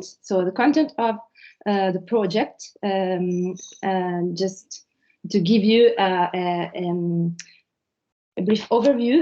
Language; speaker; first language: English; non-native, fluent; Italian